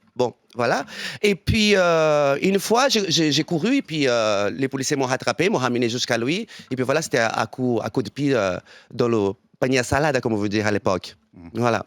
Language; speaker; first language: French; non-native, fluent; Portuguese